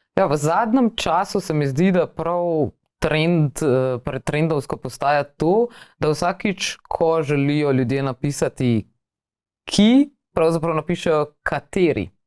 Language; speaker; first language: Slovenian; native; Slovenian